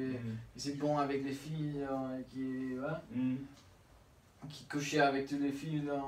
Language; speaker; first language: French; non-native, learner; Spanish